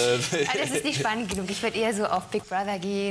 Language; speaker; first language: German; native; German